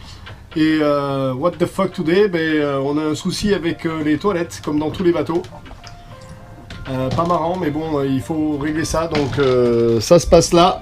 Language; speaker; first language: French; native; French